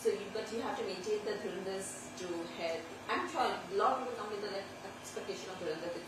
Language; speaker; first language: English; non-native, local second language; Hindi